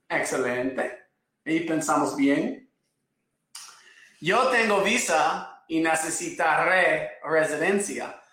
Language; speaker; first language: Spanish; non-native, fluent; English